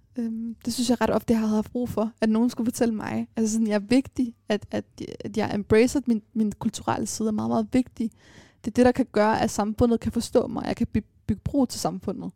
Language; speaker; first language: Danish; early bilingual, other home language; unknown